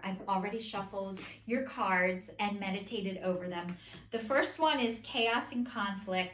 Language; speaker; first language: English; native; English